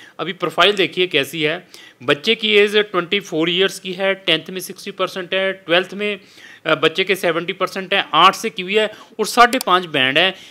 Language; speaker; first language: Hindi; non-native, local second language; Punjabi